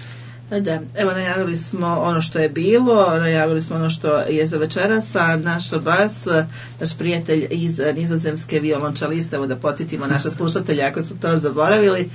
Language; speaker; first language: Serbian; native; Serbian